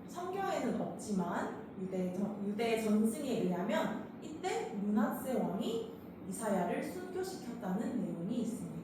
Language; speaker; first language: Korean; native; Korean